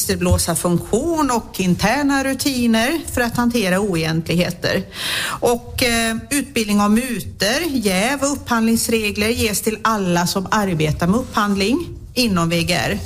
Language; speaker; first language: Swedish; native; Swedish